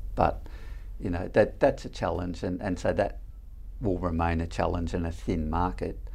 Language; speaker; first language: English; native; English